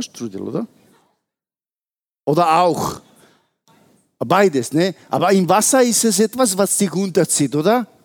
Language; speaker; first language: German; non-native, fluent; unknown